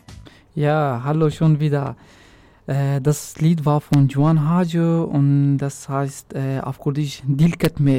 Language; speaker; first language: German; non-native, local second language; Arabic